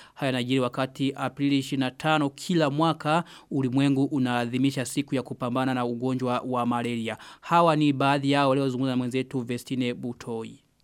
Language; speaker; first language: Swahili; non-native, local second language; Rundi